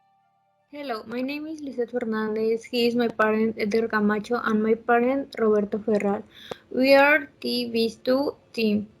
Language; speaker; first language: English; non-native, learner; Spanish